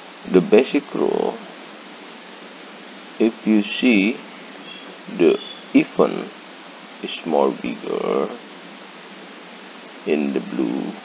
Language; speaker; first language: English; non-native, learner; Indonesian